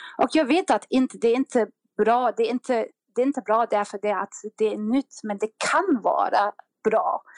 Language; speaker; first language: Swedish; non-native, fluent; German